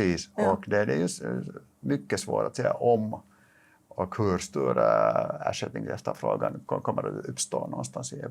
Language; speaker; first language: Swedish; non-native, local second language; Finnish